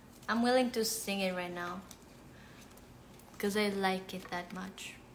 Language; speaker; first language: English; non-native, local second language; Filipino